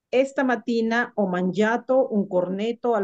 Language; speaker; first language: Italian; non-native, learner; Spanish